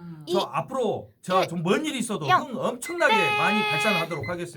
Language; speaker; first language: Korean; native; Korean